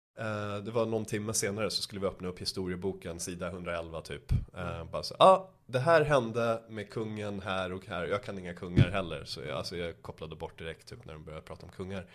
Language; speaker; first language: Swedish; early bilingual, other home language; Persian